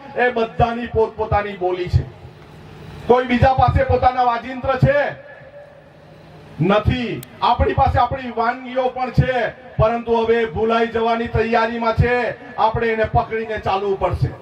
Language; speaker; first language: Gujarati; non-native, local second language; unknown